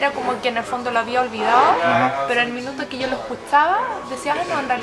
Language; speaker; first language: Spanish; early bilingual, heritage; Swedish